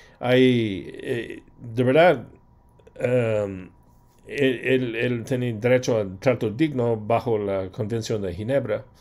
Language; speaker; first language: Spanish; non-native, fluent; English